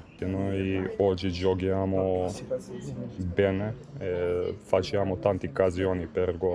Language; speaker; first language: Italian; non-native, learner; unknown